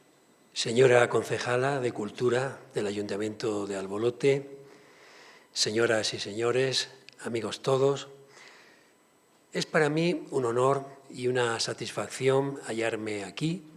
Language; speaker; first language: Spanish; native; Spanish